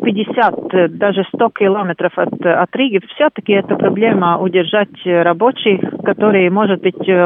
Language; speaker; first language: Russian; non-native, local second language; Latvian